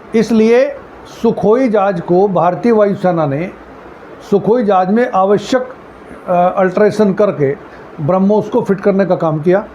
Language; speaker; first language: Hindi; native; Hindi